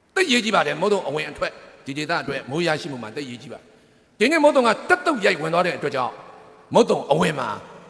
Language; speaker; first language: Burmese; native; Burmese